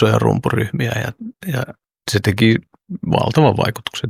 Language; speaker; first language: Finnish; early bilingual, other home language; Oromo